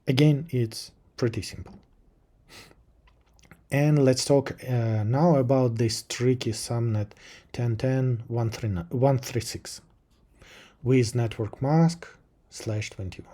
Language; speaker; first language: English; non-native, fluent; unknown